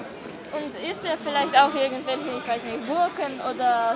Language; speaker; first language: German; non-native, learner; Russian